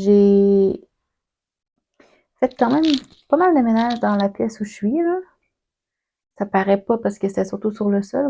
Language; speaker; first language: French; native; French